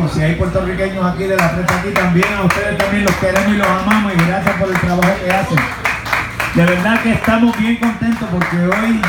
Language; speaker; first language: Spanish; native; Spanish